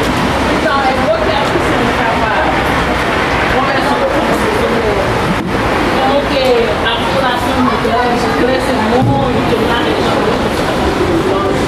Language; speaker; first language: Portuguese; non-native, learner; Haitian Creole